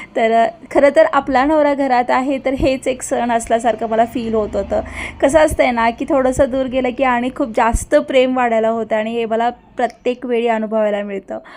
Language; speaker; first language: Marathi; early bilingual, other home language; Hindi